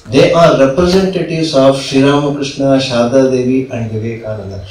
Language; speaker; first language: English; non-native, local second language; Kannada